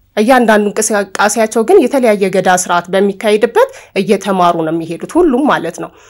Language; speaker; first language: Amharic; non-native, local second language; Oromo